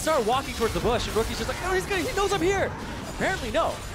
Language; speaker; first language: English; native; English